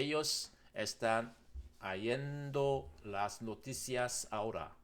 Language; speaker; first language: Spanish; non-native, learner; Korean